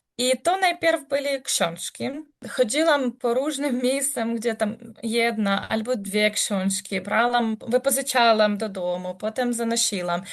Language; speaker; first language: Polish; non-native, learner; Ukrainian